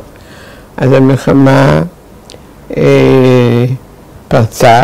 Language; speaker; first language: Hebrew; non-native, fluent; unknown